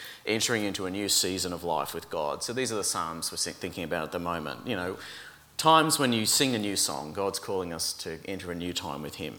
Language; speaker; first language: English; native; English